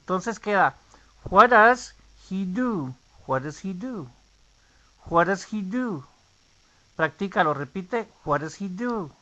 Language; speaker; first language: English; non-native, fluent; Spanish